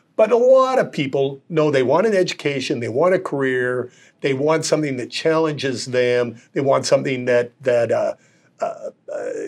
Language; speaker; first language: English; native; English